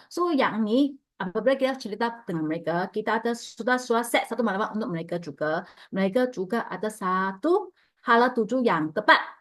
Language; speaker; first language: Malay; non-native, local second language; Chinese